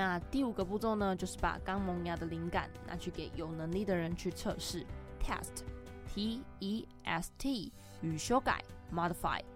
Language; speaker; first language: Chinese; native; Chinese